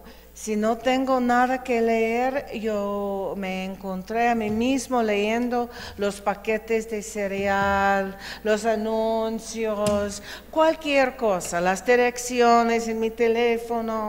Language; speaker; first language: Spanish; non-native, fluent; English